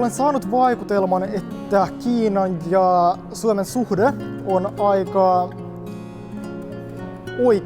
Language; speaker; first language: Finnish; non-native, fluent; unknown